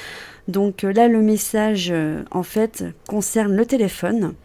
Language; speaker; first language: French; native; French